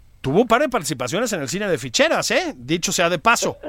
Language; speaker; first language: Spanish; native; Spanish